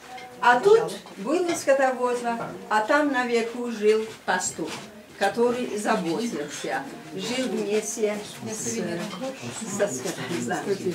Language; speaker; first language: Russian; non-native, fluent; Albanian